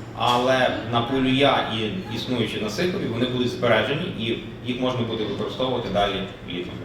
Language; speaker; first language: Ukrainian; native; Ukrainian